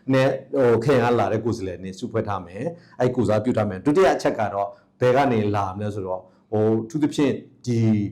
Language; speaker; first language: Burmese; non-native, local second language; S'gaw Karen